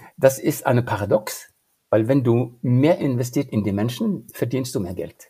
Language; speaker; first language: German; non-native, fluent; Norwegian